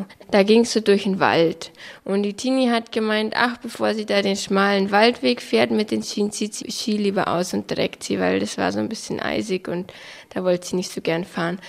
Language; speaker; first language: German; native; German